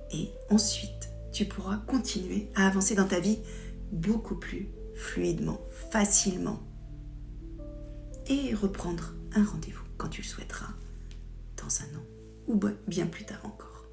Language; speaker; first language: French; native; French